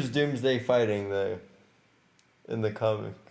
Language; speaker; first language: English; native; English